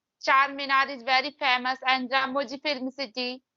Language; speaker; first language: English; non-native, learner; Hindi